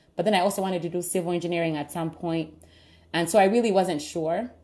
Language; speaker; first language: English; non-native, local second language; Ganda